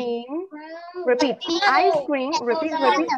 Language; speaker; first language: English; non-native, learner; Spanish